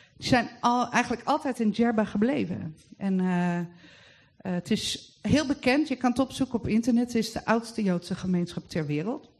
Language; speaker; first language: Dutch; native; Dutch